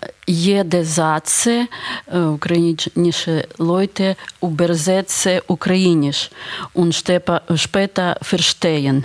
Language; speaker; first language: German; non-native, learner; Ukrainian